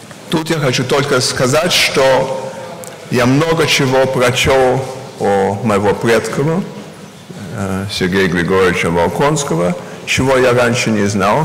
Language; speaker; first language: Russian; early bilingual, heritage; Russian